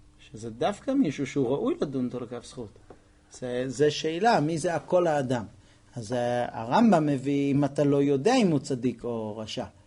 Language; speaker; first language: Hebrew; non-native, fluent; English